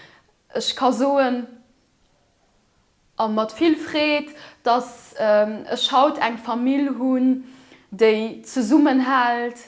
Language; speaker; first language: German; non-native, local second language; Luxembourgish